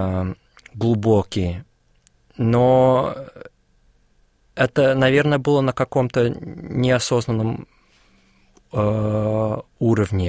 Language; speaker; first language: Russian; non-native, fluent; English